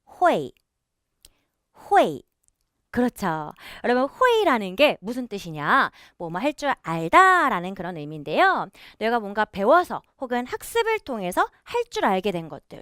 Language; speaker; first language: Korean; native; Korean